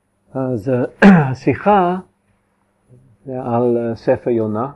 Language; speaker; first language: Hebrew; non-native, fluent; English